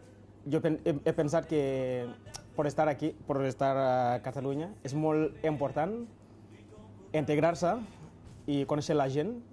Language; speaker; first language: Spanish; non-native, fluent; Wolof